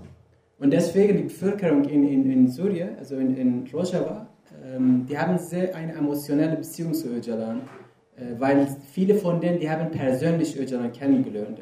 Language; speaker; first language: German; non-native, fluent; Kurdish